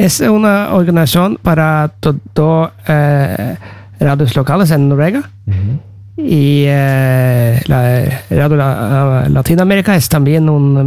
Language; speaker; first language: Spanish; non-native, learner; Norwegian